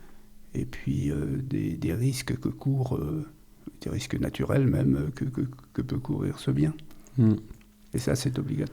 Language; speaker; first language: French; native; French